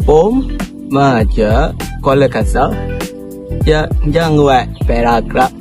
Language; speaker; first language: Thai; non-native, learner; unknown